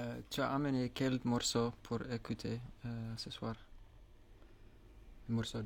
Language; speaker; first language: French; non-native, fluent; English